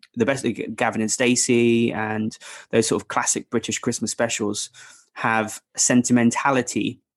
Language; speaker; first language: English; native; English